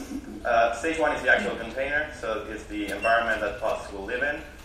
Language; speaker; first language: English; non-native, fluent; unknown